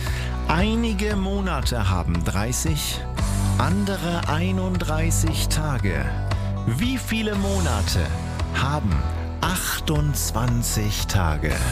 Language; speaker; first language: German; native; German